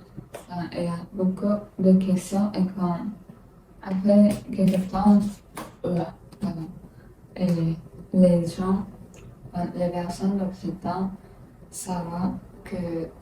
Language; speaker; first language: French; non-native, learner; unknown